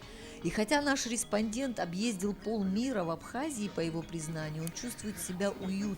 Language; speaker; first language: Russian; native; Russian